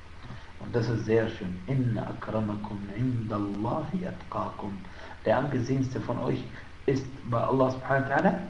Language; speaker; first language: German; non-native, fluent; Arabic